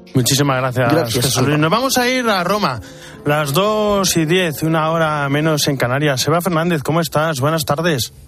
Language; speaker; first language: Spanish; native; Spanish